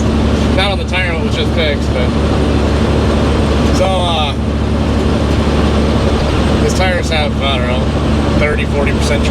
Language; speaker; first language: English; native; English